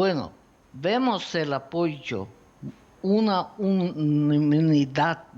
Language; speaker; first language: Spanish; non-native, fluent; Ukrainian